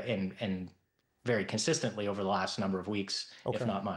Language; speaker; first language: English; native; English